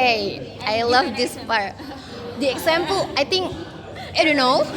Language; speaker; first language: English; non-native, learner; Indonesian